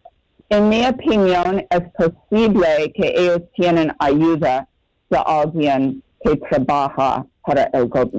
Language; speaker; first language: Spanish; non-native, fluent; English